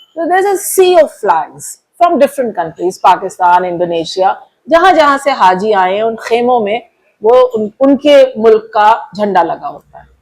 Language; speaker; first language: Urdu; native; Urdu